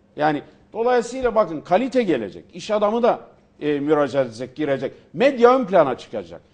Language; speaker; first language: Turkish; native; Turkish